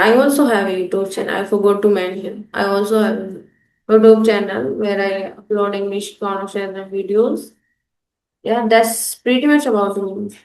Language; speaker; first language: English; non-native, local second language; Hindi